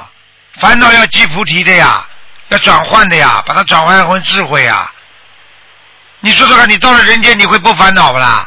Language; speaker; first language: Chinese; native; Chinese